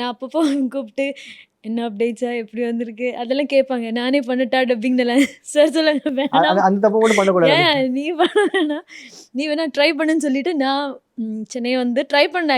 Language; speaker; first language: Tamil; non-native, fluent; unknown